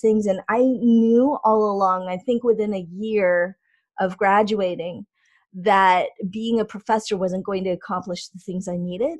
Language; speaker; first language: English; native; English